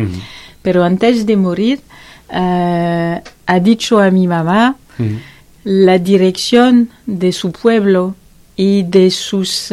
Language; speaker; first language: Spanish; non-native, learner; French